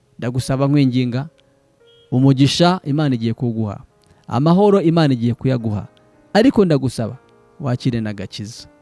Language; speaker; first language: Kinyarwanda; early bilingual, heritage; Kinyarwanda